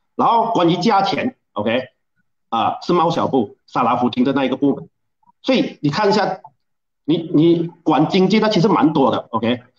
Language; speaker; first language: Chinese; native; Chinese